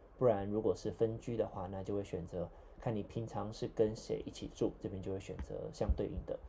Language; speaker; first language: Chinese; native; Chinese